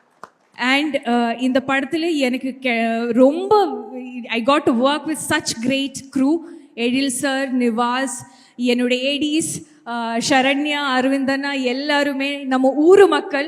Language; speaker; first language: Tamil; non-native, learner; Malayalam